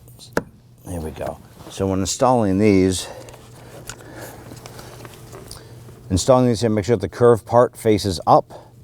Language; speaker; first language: English; native; English